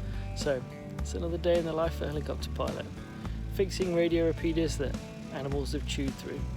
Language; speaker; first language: English; native; English